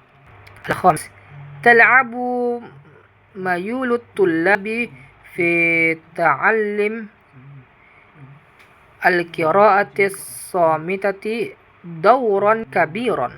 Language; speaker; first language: Arabic; non-native, learner; Indonesian